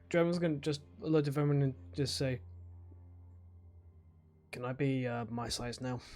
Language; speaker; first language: English; native; English